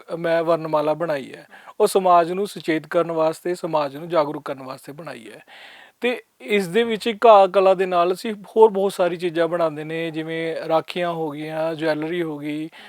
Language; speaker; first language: Punjabi; native; Punjabi